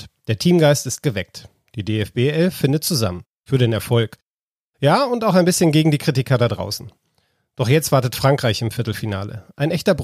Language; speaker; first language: German; native; German